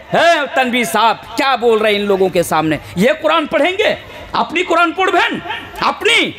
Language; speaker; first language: Hindi; non-native, local second language; Bangla